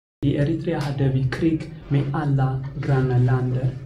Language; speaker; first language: Swedish; non-native, fluent; Tigrinya